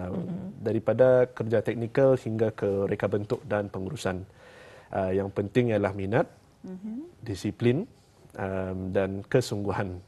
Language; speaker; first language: Malay; native; Malay